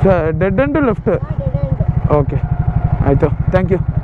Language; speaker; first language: Kannada; non-native, learner; Tamil